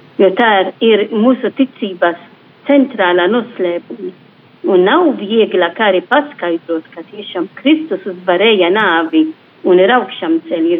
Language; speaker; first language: Latvian; non-native, fluent; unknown